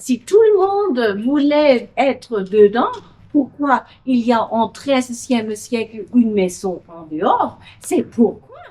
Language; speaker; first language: French; non-native, fluent; German